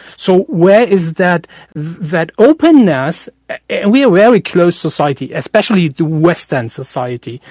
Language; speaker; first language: English; non-native, fluent; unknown